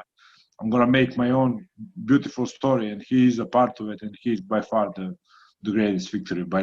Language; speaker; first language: English; non-native, fluent; Croatian